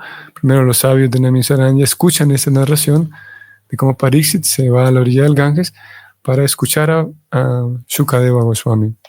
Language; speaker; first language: Spanish; native; Spanish